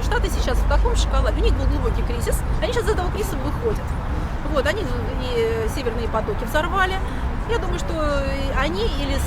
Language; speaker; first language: Russian; native; Russian